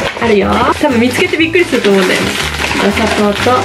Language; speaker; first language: Japanese; native; Japanese